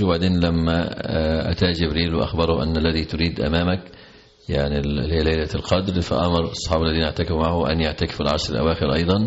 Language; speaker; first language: Arabic; native; Arabic